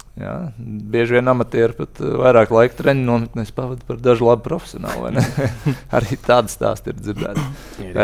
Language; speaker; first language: Latvian; native; Latvian